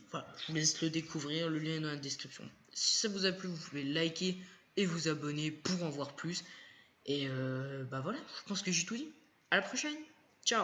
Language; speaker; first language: French; native; French